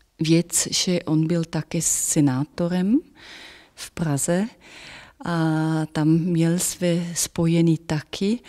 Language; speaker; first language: Czech; non-native, fluent; German